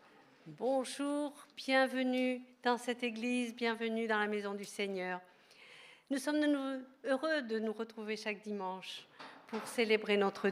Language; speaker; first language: French; native; French